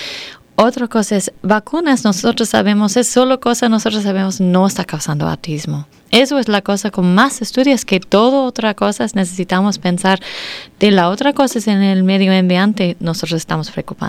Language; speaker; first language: Spanish; non-native, learner; English